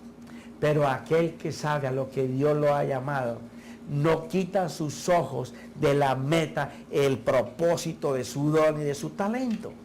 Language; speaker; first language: Spanish; native; Spanish